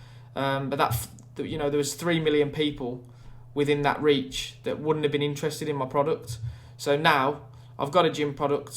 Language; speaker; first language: English; native; English